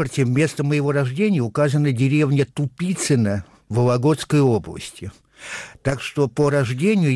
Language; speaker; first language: Russian; native; Russian